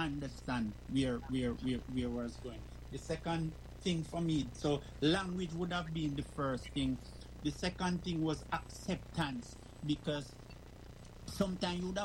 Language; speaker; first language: English; non-native, local second language; Jamaican Creole English